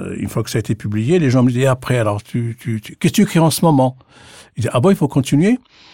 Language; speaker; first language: French; non-native, local second language; Arabic